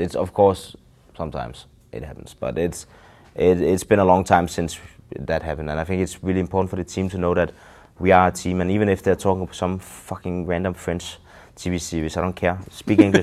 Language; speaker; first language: English; non-native, fluent; Danish